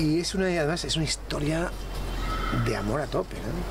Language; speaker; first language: Spanish; native; Spanish